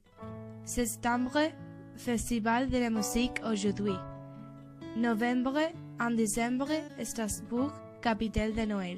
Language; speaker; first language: French; non-native, learner; Spanish